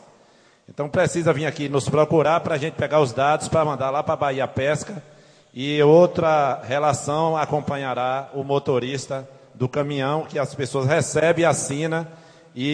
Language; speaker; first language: Portuguese; native; Portuguese